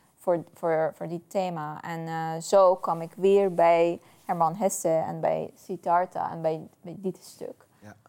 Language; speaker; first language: Dutch; non-native, fluent; Persian